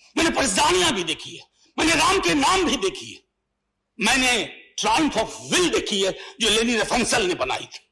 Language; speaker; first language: Hindi; native; Hindi